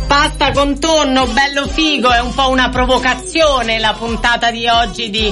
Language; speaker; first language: Italian; native; Italian